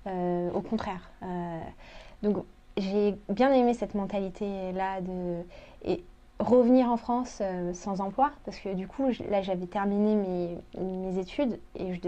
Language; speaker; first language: French; early bilingual, other home language; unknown